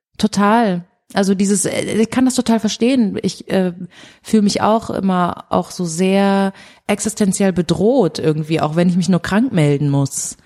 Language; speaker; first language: German; early bilingual, other home language; Portuguese